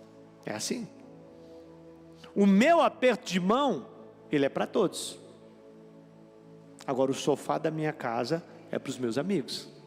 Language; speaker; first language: Portuguese; native; Portuguese